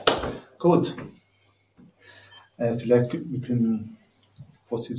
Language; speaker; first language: German; non-native, learner; Spanish